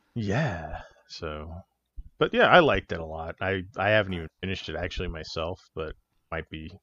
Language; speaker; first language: English; native; English